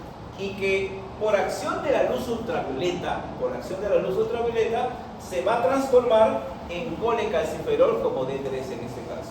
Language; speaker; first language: Spanish; native; Spanish